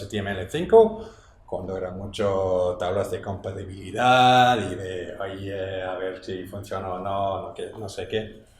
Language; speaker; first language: Spanish; non-native, fluent; English